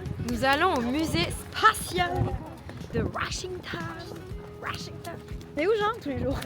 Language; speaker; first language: French; native; French